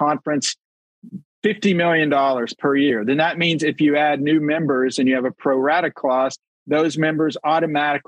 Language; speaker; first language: English; native; English